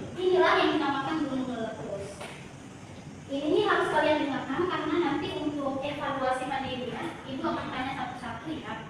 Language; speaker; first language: Indonesian; native; Indonesian